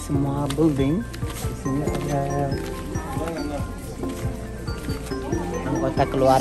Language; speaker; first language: Indonesian; non-native, learner; Turkish